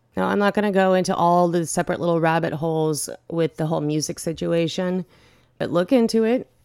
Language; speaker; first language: English; native; English